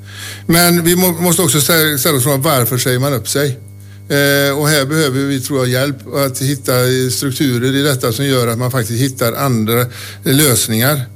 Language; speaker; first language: Swedish; native; Swedish